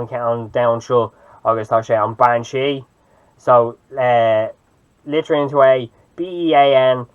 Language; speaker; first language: Irish; non-native, local second language; English